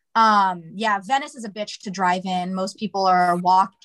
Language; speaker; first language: English; native; English